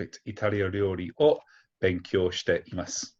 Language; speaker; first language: Japanese; non-native, fluent; English